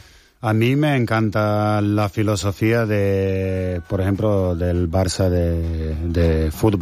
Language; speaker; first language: Spanish; non-native, fluent; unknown